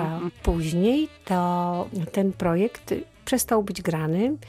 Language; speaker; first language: Polish; native; Polish